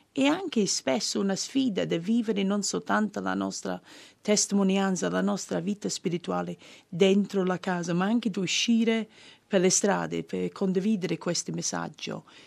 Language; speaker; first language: Italian; non-native, fluent; English